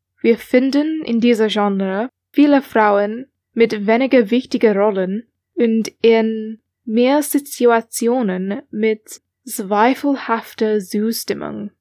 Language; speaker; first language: German; non-native, learner; English